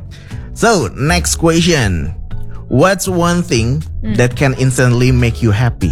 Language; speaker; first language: English; non-native, fluent; Indonesian